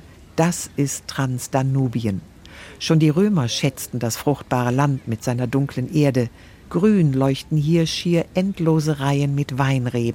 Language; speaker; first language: German; native; German